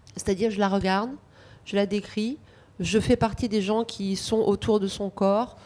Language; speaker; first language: French; non-native, fluent; Romanian